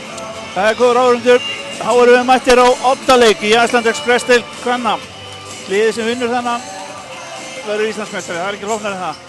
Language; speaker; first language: Icelandic; native; Icelandic